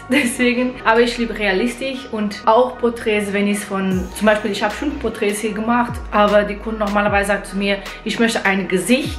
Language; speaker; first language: German; non-native, fluent; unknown